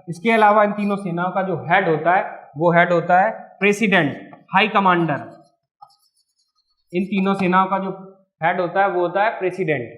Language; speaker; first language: Hindi; native; Hindi